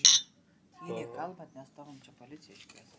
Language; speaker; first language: Lithuanian; native; Lithuanian